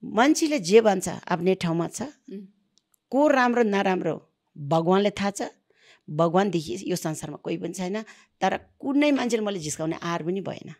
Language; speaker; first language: Nepali; non-native, local second language; Sherpa